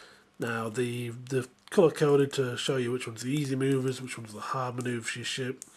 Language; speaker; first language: English; native; English